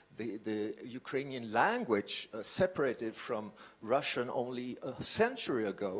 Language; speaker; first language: English; non-native, fluent; French